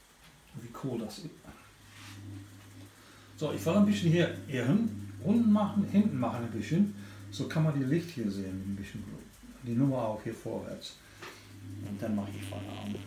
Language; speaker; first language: German; non-native, learner; English